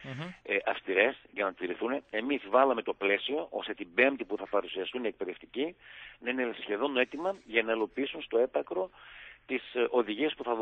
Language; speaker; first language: Greek; native; Greek